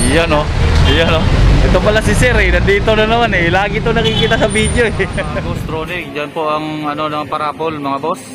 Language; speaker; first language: Filipino; non-native, local second language; Cebuano